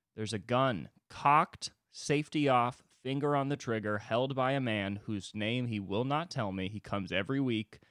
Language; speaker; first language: English; native; English